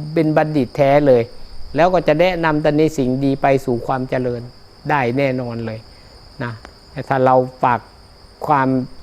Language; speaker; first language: Thai; native; Thai